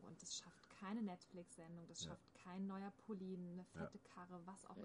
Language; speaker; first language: German; native; German